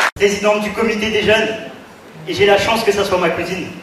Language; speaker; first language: French; native; French